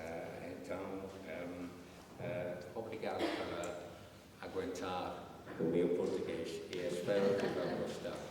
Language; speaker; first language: Portuguese; non-native, learner; English